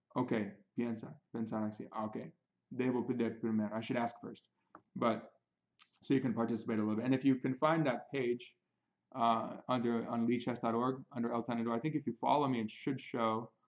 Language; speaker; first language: English; native; English